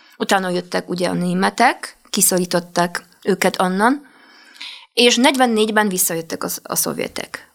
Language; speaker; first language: Hungarian; non-native, fluent; Polish